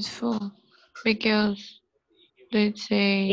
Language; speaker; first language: English; non-native, learner; Spanish